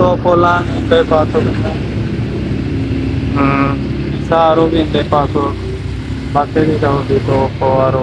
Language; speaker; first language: Filipino; non-native, learner; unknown